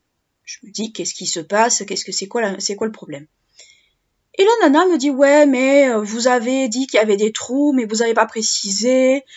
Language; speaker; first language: French; native; French